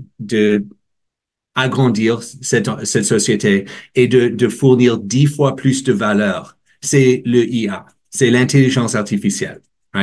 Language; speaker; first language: French; non-native, learner; English